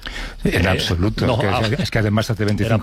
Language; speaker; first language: Spanish; native; Spanish